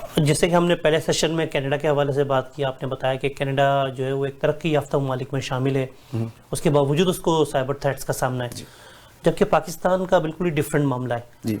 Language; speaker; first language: Urdu; native; Urdu